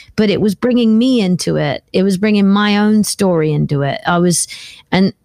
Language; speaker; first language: English; native; English